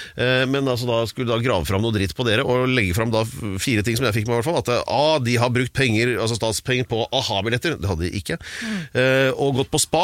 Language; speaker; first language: Norwegian; native; Norwegian